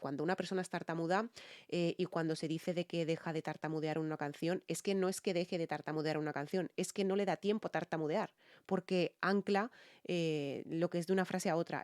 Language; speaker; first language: Spanish; native; Spanish